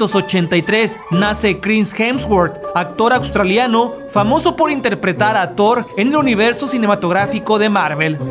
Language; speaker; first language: Spanish; native; Spanish